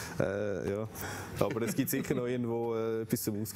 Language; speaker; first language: German; native; German